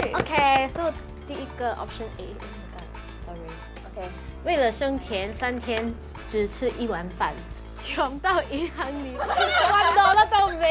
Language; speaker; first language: Chinese; non-native, local second language; English